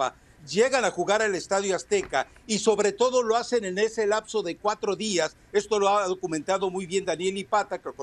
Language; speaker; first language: Spanish; native; Spanish